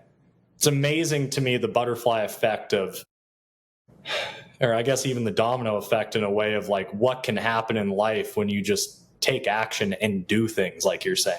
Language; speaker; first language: English; native; English